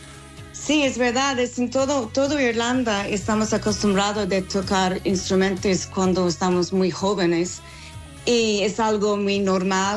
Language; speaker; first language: Spanish; non-native, fluent; English